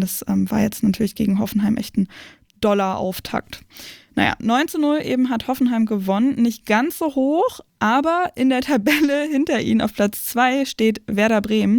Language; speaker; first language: German; native; German